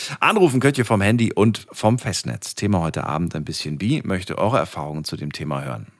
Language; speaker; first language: German; native; German